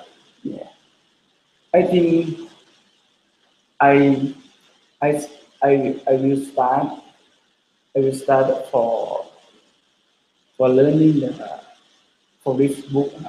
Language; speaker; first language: English; non-native, learner; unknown